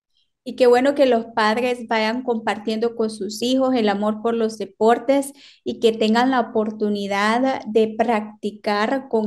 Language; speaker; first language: Spanish; native; Spanish